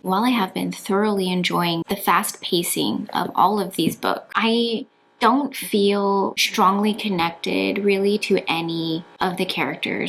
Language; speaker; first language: English; native; English